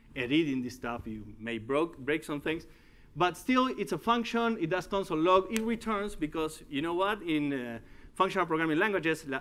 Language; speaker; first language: English; non-native, fluent; Spanish